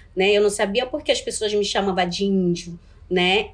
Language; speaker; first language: Portuguese; non-native, local second language; Ticuna